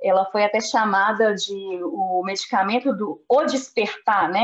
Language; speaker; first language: Portuguese; native; Portuguese